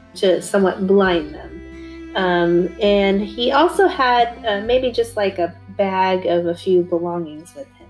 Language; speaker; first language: English; early bilingual, other home language; Korean